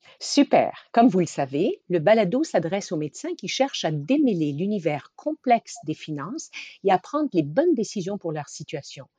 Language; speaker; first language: French; native; French